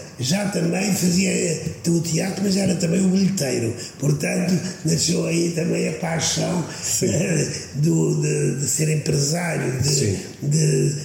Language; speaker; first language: Portuguese; native; Portuguese